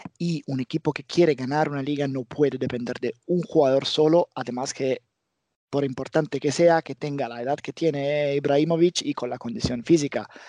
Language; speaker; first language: Spanish; non-native, fluent; Italian